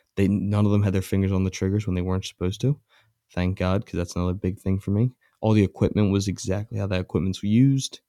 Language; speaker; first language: English; native; English